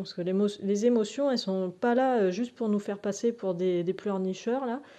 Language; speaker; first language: French; native; French